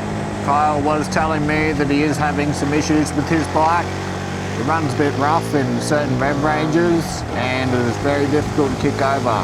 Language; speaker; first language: English; native; English